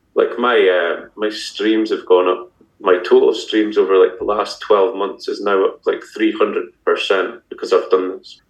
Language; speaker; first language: English; native; English